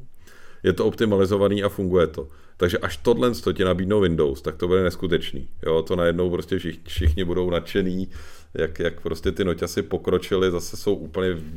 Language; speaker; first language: Czech; native; Czech